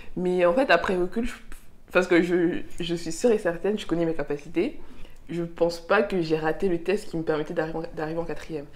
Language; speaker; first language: French; native; French